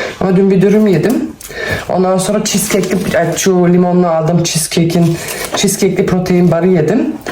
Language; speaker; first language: Turkish; early bilingual, heritage; Turkish